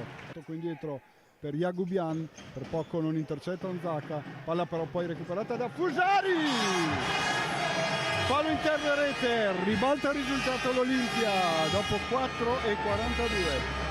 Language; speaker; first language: Italian; native; Italian